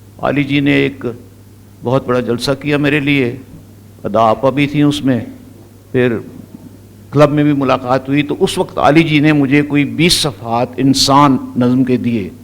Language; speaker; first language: Urdu; non-native, local second language; Punjabi